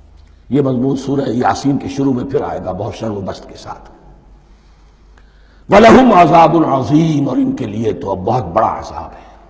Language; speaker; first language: Urdu; native; Urdu